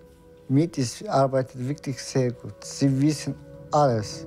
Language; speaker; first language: German; non-native, learner; Turkish